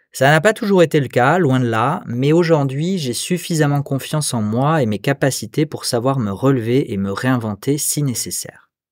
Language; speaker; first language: French; native; French